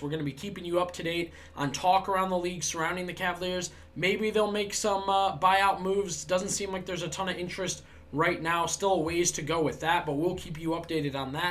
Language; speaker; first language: English; native; English